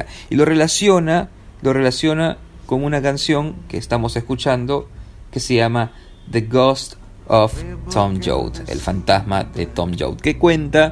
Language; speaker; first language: Spanish; native; Spanish